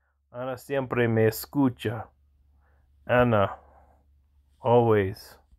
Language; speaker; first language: Spanish; non-native, learner; English